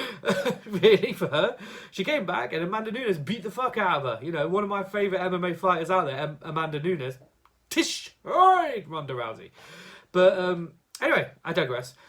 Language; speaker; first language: English; native; English